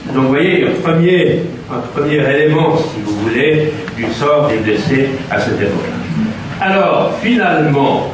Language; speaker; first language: French; native; French